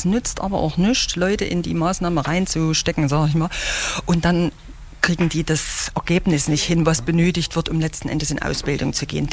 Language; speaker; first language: German; native; German